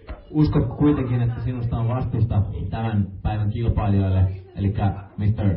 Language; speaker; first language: Finnish; native; Finnish